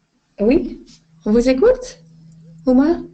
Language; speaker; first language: French; non-native, fluent; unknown